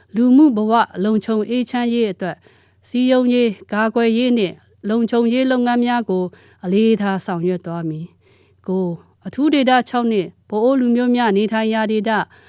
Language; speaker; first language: Burmese; non-native, local second language; Pa'o Karen